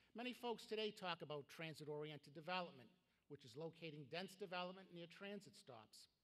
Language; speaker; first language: English; native; English